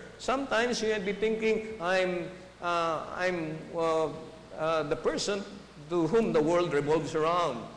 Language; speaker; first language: English; non-native, local second language; Filipino